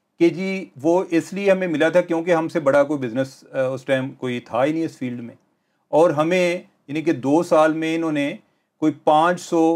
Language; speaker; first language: Urdu; native; Urdu